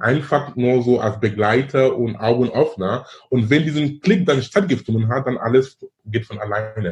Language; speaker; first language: German; non-native, fluent; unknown